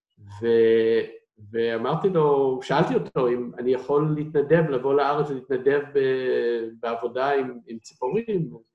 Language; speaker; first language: Hebrew; non-native, fluent; English